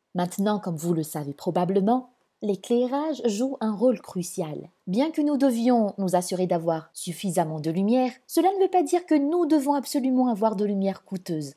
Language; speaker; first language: French; non-native, local second language; Malagasy